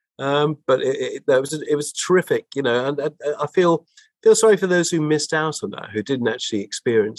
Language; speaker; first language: English; native; English